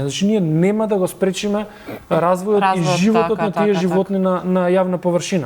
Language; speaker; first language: Macedonian; native; Macedonian